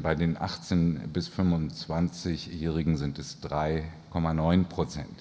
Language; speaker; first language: German; native; German